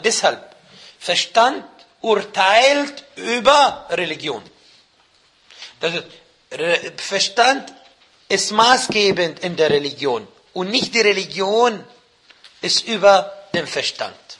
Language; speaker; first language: German; non-native, fluent; Arabic